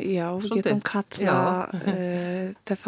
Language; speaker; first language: Icelandic; non-native, learner; Polish